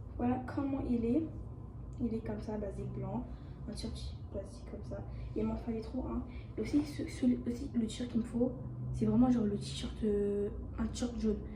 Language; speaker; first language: French; early bilingual, other home language; Bambara